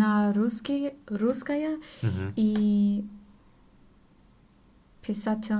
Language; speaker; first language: Russian; non-native, learner; English